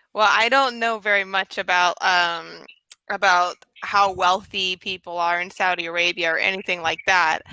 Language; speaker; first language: English; native; English